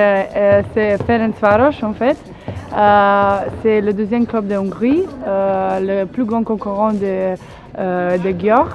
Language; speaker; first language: French; non-native, fluent; Slovenian